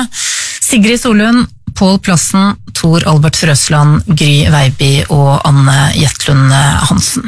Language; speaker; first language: Norwegian; native; Norwegian